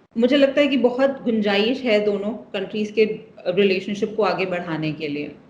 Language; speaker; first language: Hindi; native; Hindi